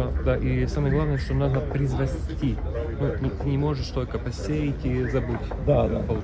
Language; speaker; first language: Russian; non-native, learner; Latvian